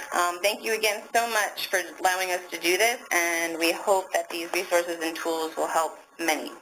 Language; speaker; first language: English; native; English